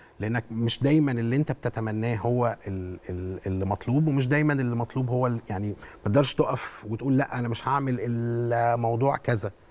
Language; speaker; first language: Arabic; native; Arabic